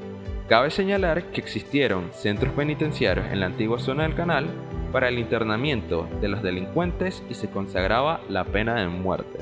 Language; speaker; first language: Spanish; native; Spanish